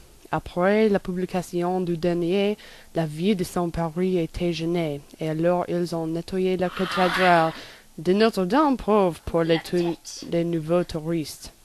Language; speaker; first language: French; non-native, learner; English